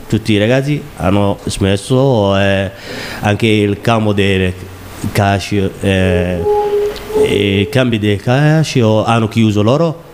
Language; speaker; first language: Italian; non-native, learner; Somali